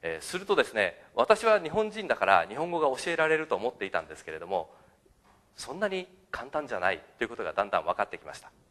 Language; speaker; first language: Japanese; native; Japanese